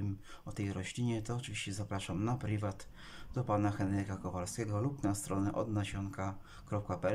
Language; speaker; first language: Polish; native; Polish